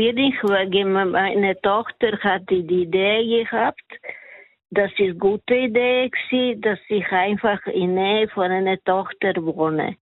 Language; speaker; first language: German; non-native, learner; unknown